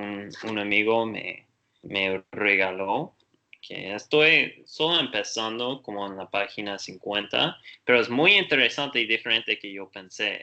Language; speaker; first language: Spanish; non-native, learner; Portuguese